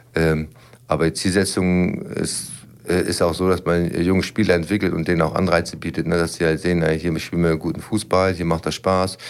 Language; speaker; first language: German; native; German